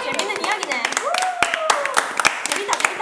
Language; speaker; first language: Korean; native; Korean